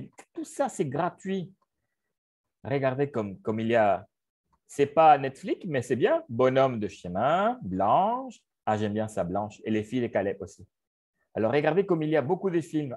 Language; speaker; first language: French; non-native, fluent; Spanish